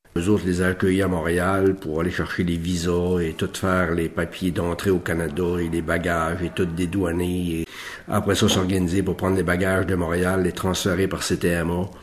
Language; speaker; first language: French; native; French